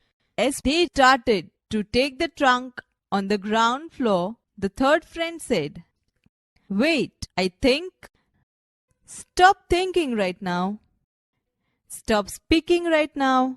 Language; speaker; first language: English; non-native, local second language; Gujarati